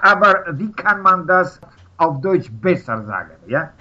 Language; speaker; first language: German; non-native, learner; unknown